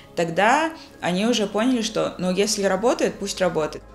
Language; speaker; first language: Russian; native; Russian